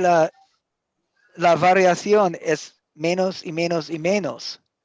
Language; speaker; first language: Spanish; non-native, learner; English